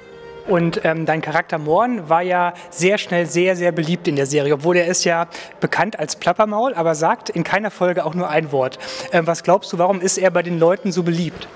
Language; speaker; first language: German; native; German